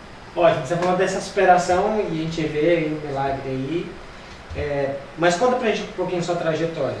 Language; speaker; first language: Portuguese; native; Portuguese